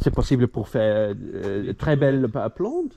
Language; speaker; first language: French; non-native, learner; Dutch